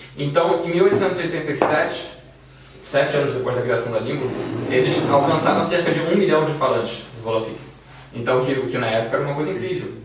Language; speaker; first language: Portuguese; native; Portuguese